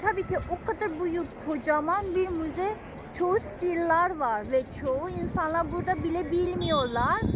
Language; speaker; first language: Turkish; non-native, fluent; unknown